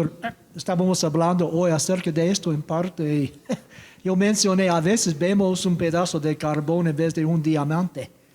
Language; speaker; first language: Spanish; non-native, learner; English